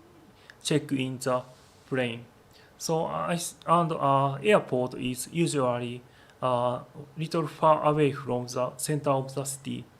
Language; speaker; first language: English; non-native, learner; Japanese